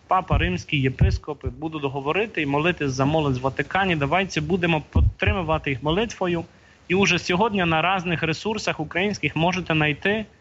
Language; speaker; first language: Ukrainian; non-native, fluent; Polish